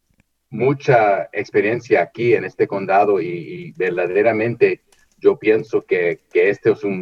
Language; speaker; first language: Spanish; early bilingual, heritage; Spanish